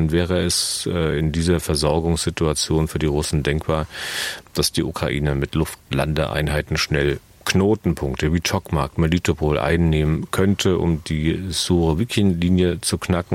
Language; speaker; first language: German; native; German